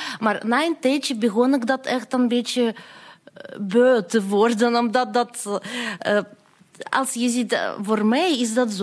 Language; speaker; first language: Dutch; non-native, fluent; Russian